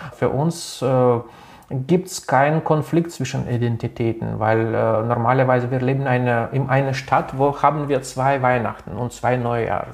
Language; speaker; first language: German; non-native, local second language; Russian